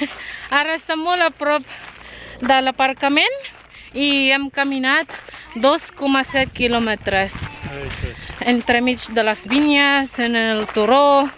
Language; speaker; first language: Catalan; non-native, learner; Filipino